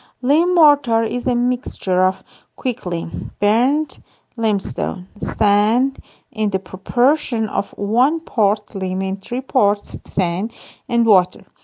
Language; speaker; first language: English; non-native, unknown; Persian